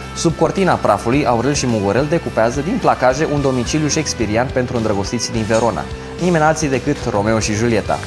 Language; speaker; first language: Romanian; native; Romanian